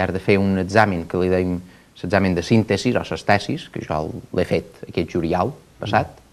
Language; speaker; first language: Catalan; native; Catalan